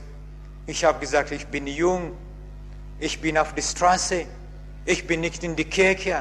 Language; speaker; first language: German; non-native, learner; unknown